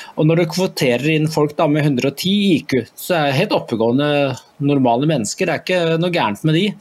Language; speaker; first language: Norwegian; native; Norwegian